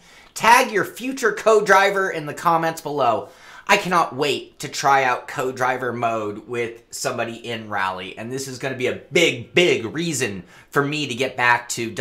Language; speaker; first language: English; native; English